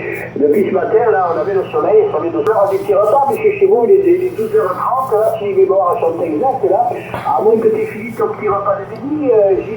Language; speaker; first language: French; native; French